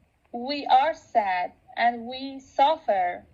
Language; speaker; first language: English; non-native, local second language; Persian